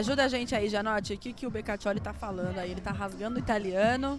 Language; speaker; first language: Portuguese; native; Portuguese